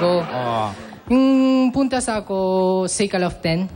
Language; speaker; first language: Filipino; non-native, learner; Japanese